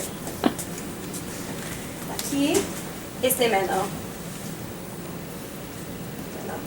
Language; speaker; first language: Spanish; non-native, learner; English